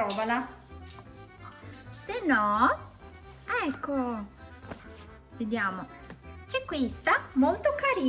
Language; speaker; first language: Italian; native; Italian